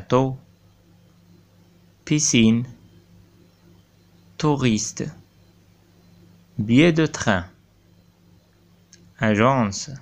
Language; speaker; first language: French; non-native, fluent; Arabic